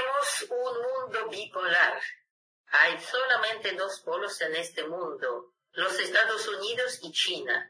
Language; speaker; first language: Spanish; non-native, fluent; Russian